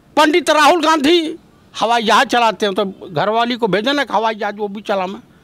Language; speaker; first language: Hindi; native; Hindi